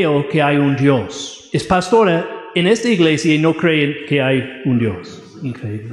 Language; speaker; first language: Spanish; non-native, fluent; English